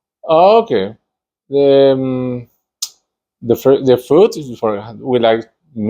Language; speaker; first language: English; non-native, learner; Spanish